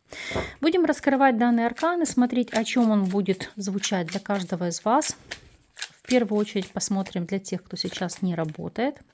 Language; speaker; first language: Russian; native; Russian